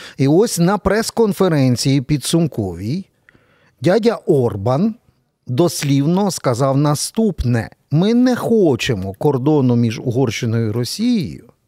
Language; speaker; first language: Ukrainian; native; Ukrainian